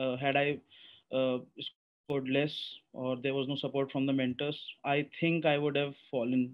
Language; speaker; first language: English; non-native, local second language; Hindi